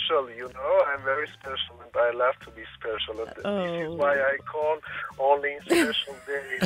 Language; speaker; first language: English; non-native, learner; Armenian